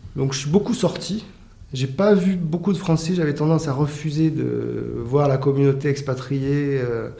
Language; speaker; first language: French; native; French